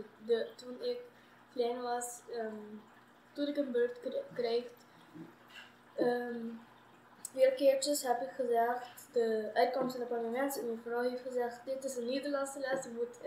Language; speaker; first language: Dutch; non-native, local second language; Papiamento